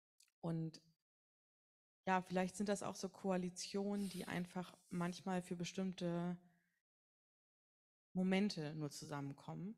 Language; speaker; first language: German; native; German